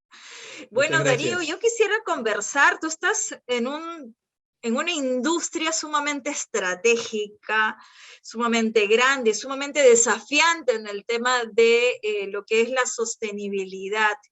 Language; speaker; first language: Spanish; native; Spanish